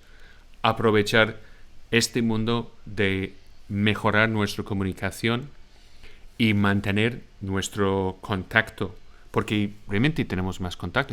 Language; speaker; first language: Spanish; non-native, fluent; English